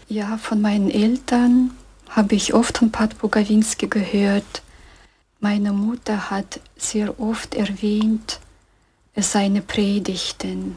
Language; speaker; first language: German; early bilingual, heritage; German